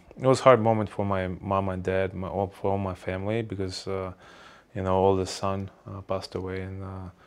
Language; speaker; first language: English; non-native, learner; Russian